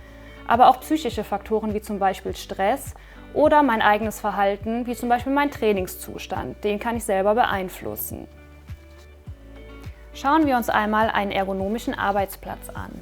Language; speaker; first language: German; native; German